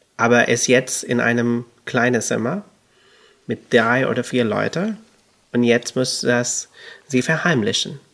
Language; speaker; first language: German; non-native, fluent; Urdu